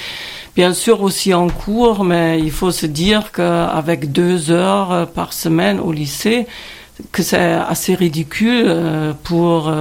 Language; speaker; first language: French; non-native, fluent; German